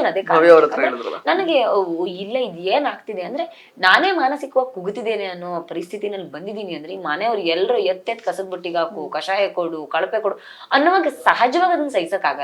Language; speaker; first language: Kannada; native; Kannada